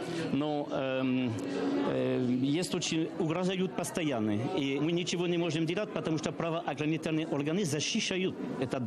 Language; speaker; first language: Russian; non-native, learner; French